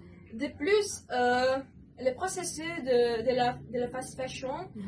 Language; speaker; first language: French; non-native, learner; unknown